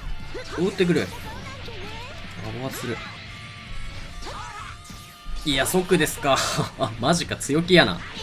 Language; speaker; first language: Japanese; native; Japanese